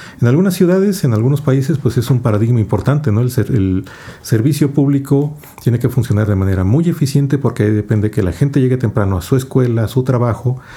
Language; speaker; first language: Spanish; native; Spanish